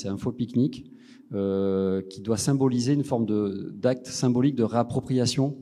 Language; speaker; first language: French; native; French